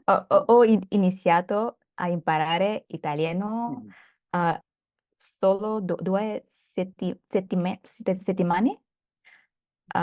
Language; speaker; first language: Italian; non-native, learner; Thai